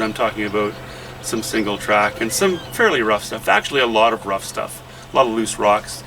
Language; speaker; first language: English; native; English